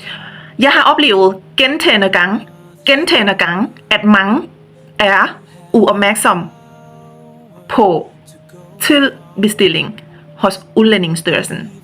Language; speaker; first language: Danish; non-native, fluent; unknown